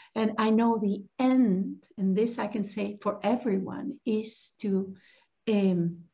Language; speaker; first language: English; non-native, fluent; Spanish